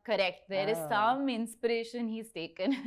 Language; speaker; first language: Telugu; non-native, learner; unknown